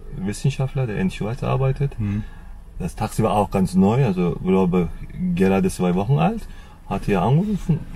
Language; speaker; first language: German; non-native, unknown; Turkish